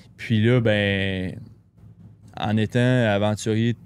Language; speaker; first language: French; native; French